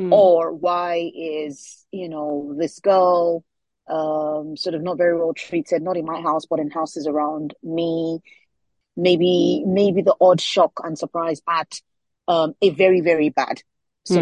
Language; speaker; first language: English; non-native, local second language; Yoruba